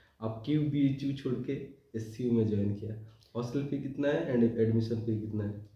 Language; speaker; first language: Hindi; non-native, local second language; Odia